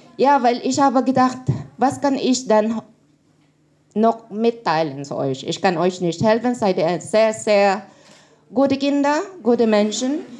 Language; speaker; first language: German; non-native, learner; Filipino